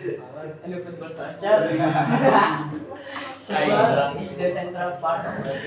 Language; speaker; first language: English; non-native, learner; Indonesian